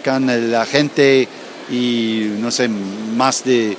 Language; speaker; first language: Spanish; non-native, learner; English